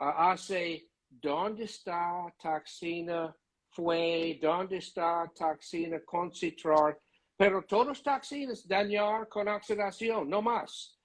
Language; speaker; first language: Spanish; non-native, learner; English